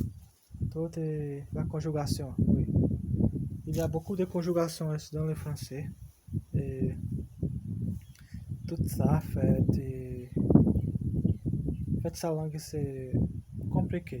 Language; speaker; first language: French; non-native, learner; Portuguese